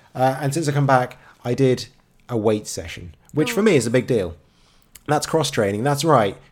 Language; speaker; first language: English; native; English